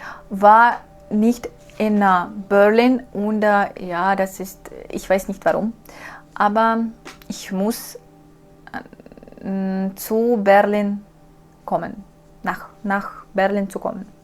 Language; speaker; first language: German; non-native, learner; Russian